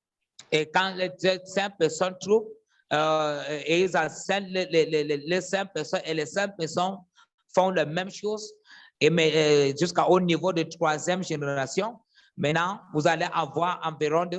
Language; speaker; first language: French; non-native, fluent; English